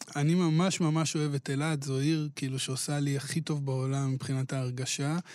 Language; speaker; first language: Hebrew; native; Hebrew